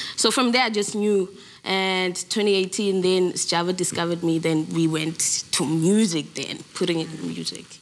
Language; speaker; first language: English; non-native, local second language; Zulu